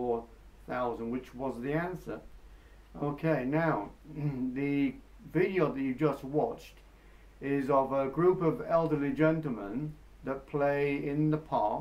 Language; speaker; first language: English; native; English